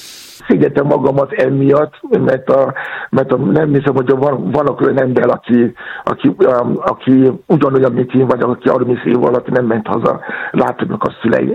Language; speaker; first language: Hungarian; non-native, fluent; Yoruba